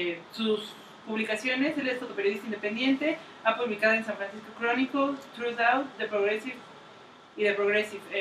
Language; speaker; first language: Spanish; native; Spanish